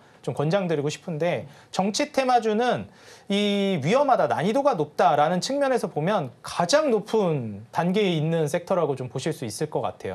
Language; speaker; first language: Korean; native; Korean